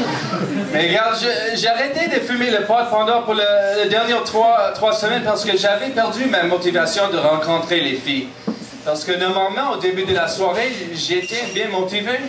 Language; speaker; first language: French; non-native, local second language; English